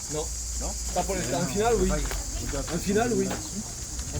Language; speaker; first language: French; native; French